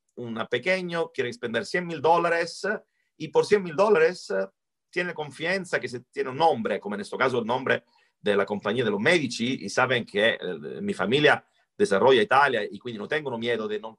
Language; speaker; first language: Spanish; non-native, learner; Italian